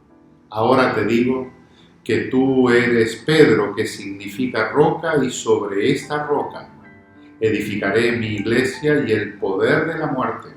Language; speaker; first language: Spanish; native; Spanish